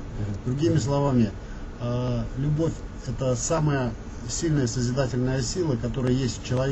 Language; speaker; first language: Russian; native; Russian